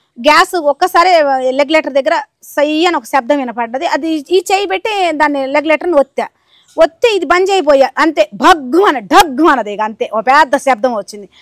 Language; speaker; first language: Telugu; native; Telugu